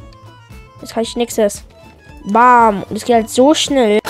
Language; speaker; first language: German; native; German